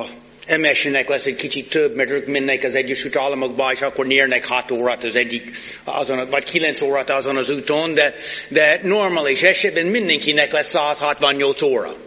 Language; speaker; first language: Hungarian; non-native, fluent; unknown